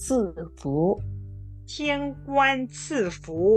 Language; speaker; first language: Chinese; non-native, fluent; Japanese